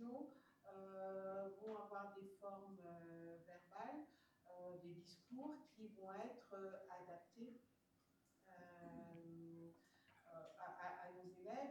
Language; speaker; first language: French; native; French